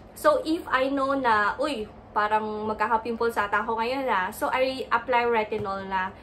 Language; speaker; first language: Filipino; native; Filipino